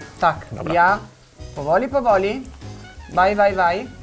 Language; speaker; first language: Polish; non-native, learner; Italian